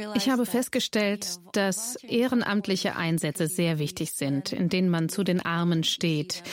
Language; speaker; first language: German; non-native, fluent; English